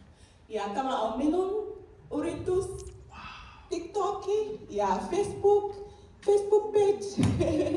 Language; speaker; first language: Finnish; non-native, learner; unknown